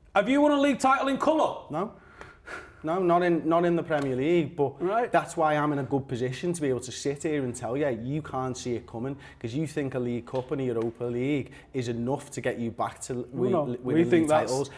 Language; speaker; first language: English; native; English